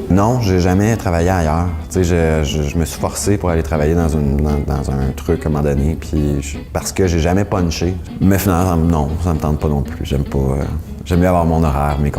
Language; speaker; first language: French; native; French